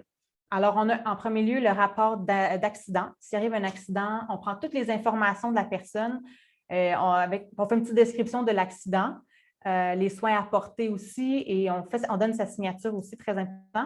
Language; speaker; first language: French; native; French